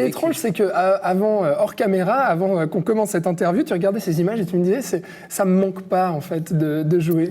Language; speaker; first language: French; native; French